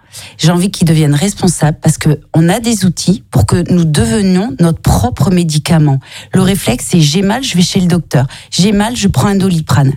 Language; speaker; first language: French; native; French